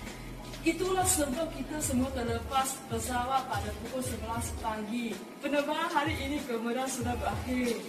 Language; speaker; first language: Indonesian; non-native, learner; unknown